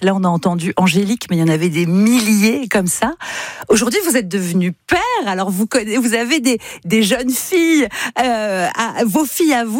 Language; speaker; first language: French; native; French